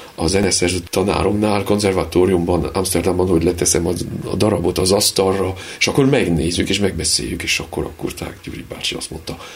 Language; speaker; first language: Hungarian; early bilingual, other home language; French